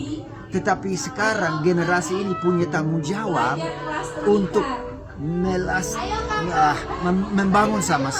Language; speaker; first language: Indonesian; non-native, local second language; English